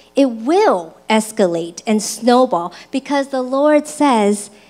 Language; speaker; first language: English; early bilingual, other home language; Chinese